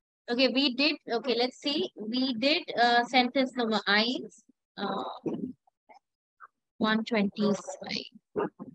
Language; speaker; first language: English; non-native, local second language; Hindi